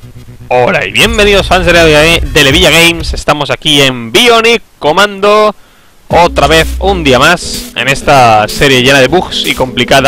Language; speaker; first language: Spanish; native; Spanish